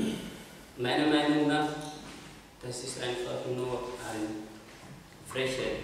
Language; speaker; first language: German; non-native, fluent; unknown